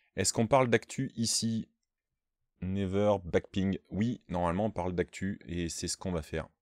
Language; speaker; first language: French; native; French